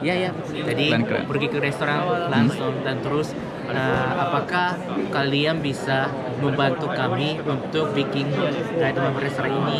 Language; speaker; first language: Indonesian; non-native, learner; Japanese